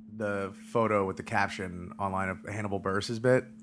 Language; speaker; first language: English; native; English